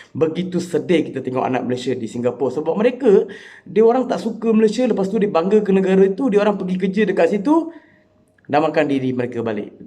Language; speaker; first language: Malay; non-native, local second language; Tamil